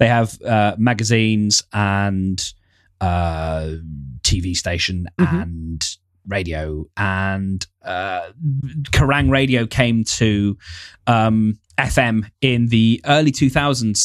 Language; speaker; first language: English; native; English